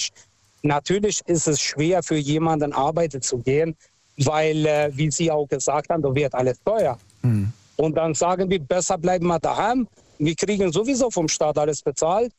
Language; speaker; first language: German; non-native, fluent; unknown